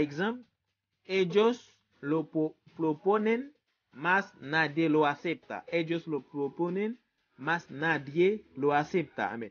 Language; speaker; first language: Spanish; non-native, fluent; Haitian Creole